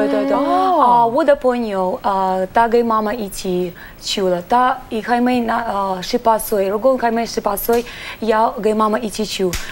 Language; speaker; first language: Chinese; non-native, learner; Russian